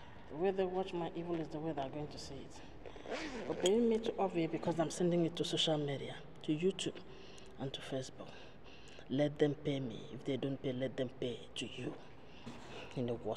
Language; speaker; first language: English; non-native, local second language; Ibibio